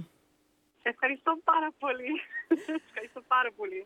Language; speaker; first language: Greek; early bilingual, heritage; Danish